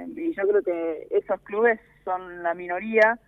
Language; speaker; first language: Spanish; early bilingual, other home language; English